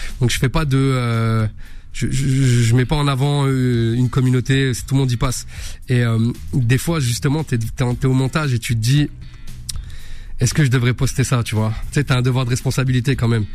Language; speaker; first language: French; early bilingual, other home language; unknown